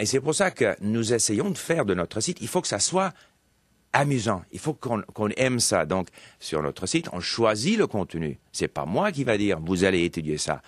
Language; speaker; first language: French; non-native, local second language; English